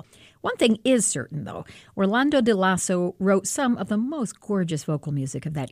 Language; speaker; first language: English; native; English